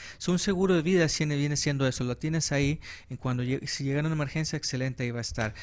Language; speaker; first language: Spanish; native; Spanish